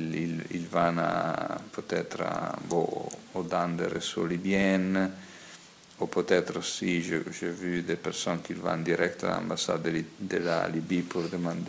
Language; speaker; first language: French; non-native, fluent; Italian